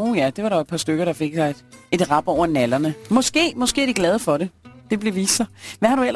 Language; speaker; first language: Danish; native; Danish